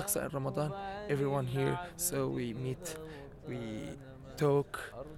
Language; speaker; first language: English; non-native, learner; Arabic